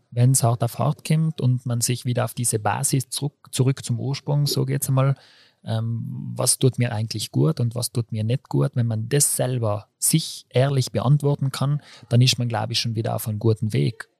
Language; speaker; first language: German; native; German